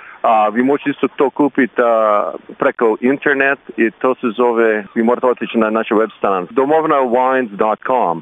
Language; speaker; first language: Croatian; early bilingual, heritage; Croatian